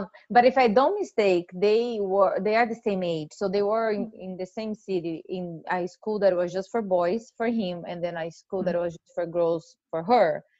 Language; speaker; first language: English; non-native, fluent; Portuguese